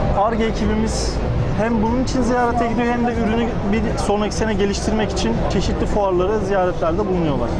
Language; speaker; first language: Turkish; early bilingual, heritage; Turkish